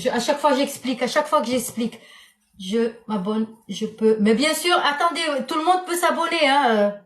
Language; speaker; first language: French; non-native, local second language; Arabic